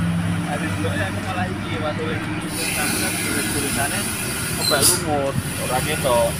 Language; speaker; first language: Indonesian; non-native, local second language; Javanese